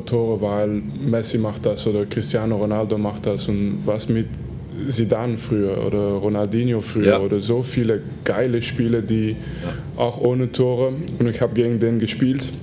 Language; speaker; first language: German; non-native, fluent; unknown